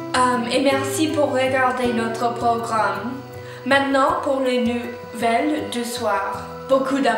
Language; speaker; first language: French; non-native, learner; English